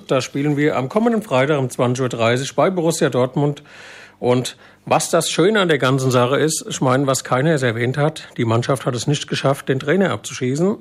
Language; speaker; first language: German; native; German